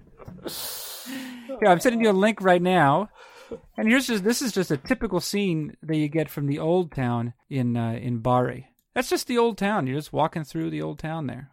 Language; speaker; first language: English; early bilingual, other home language; Italian